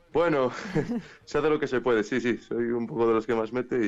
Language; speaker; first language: Spanish; native; Spanish